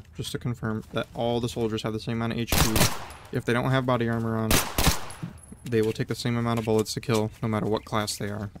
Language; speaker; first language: English; native; English